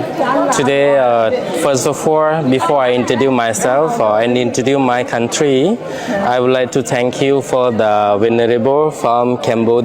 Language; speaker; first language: English; non-native, fluent; Lao